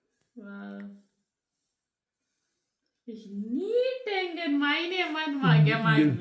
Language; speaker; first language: German; non-native, learner; Malayalam